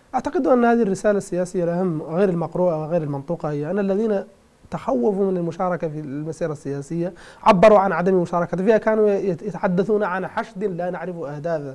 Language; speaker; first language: Arabic; native; Arabic